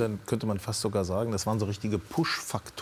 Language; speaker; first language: German; native; German